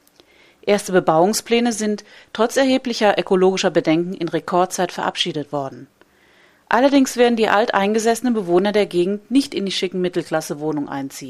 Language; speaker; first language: German; native; German